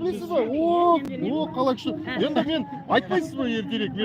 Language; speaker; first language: Kazakh; non-native, local second language; Russian